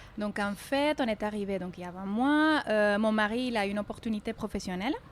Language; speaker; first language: French; non-native, fluent; Spanish